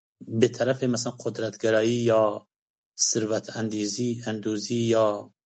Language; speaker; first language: Persian; non-native, local second language; Kurdish